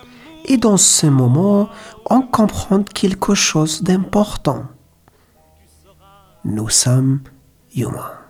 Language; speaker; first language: French; non-native, learner; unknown